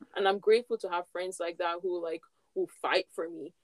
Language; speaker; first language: English; non-native, local second language; Yoruba